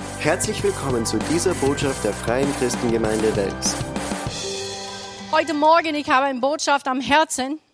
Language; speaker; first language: German; non-native, learner; English